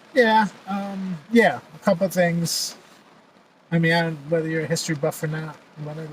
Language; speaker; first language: English; native; English